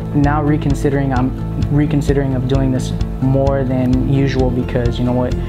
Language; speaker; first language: English; native; English